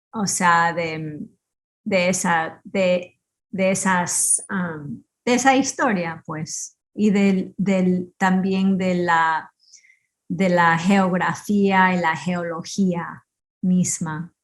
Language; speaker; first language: Spanish; early bilingual, heritage; Spanish